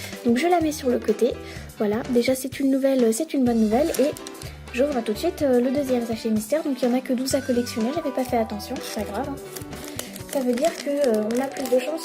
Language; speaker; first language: French; native; French